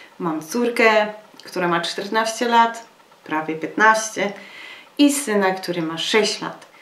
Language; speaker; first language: Polish; native; Polish